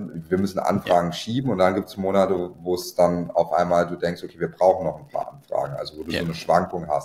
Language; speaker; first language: German; native; German